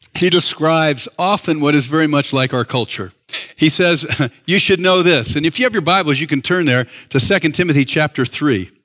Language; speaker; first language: English; native; English